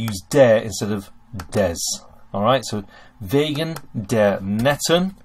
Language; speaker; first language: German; non-native, fluent; English